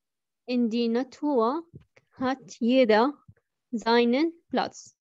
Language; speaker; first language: German; non-native, learner; Arabic